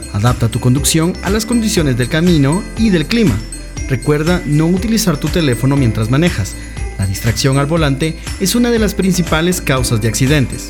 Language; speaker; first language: Spanish; native; Spanish